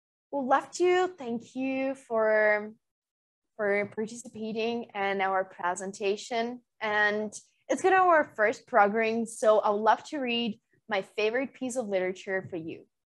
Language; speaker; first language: English; non-native, fluent; Ukrainian